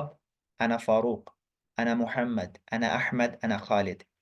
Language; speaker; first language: Arabic; non-native, fluent; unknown